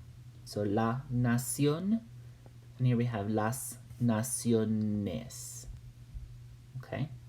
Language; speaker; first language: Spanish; non-native, fluent; English